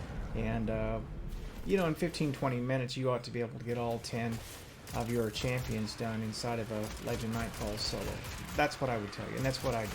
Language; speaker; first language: English; native; English